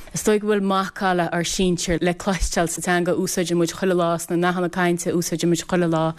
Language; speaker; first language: Irish; native; Irish